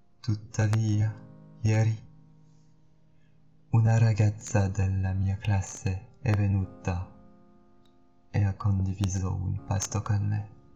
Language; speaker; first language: Italian; non-native, learner; French